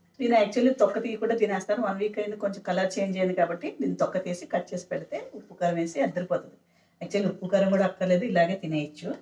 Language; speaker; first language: Telugu; native; Telugu